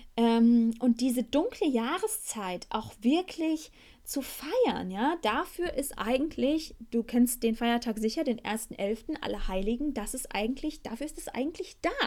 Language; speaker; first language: German; native; German